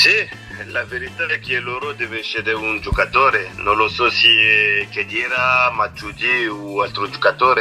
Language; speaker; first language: Italian; non-native, fluent; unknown